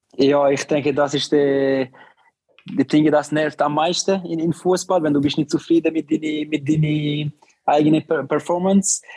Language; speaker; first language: German; non-native, learner; Albanian